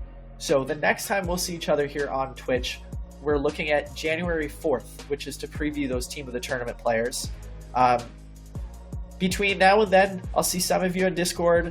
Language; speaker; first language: English; native; English